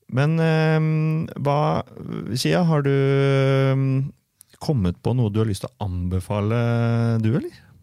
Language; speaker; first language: Norwegian; native; Norwegian